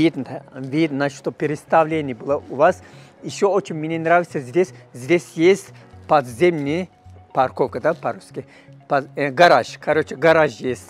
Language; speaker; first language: Russian; non-native, fluent; Turkish